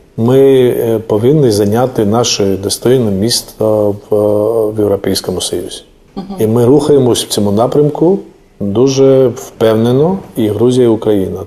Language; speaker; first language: Ukrainian; non-native, fluent; Georgian